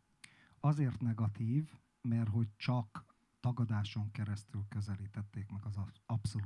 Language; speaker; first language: Hungarian; native; Hungarian